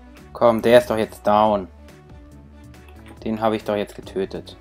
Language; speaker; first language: German; native; German